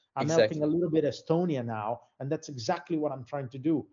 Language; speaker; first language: English; non-native, fluent; Italian